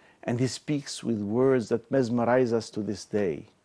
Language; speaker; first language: English; non-native, fluent; Arabic